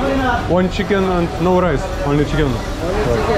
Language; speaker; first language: English; non-native, learner; Lithuanian